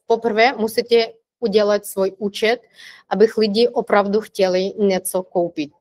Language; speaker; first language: Czech; non-native, fluent; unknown